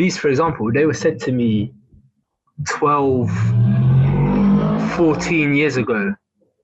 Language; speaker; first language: English; native; English